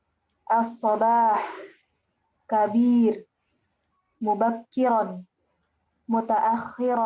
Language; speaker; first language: Arabic; non-native, learner; Indonesian